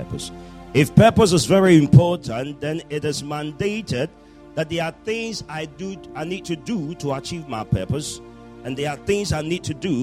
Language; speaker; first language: English; non-native, local second language; Akan